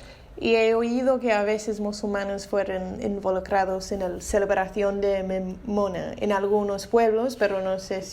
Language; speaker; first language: Spanish; non-native, learner; English